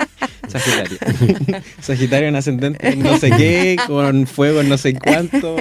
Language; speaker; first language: Spanish; native; Spanish